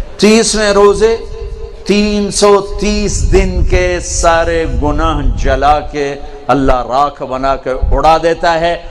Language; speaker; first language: Urdu; non-native, local second language; Punjabi